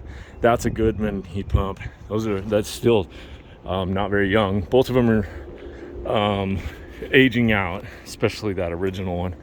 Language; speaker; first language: English; native; English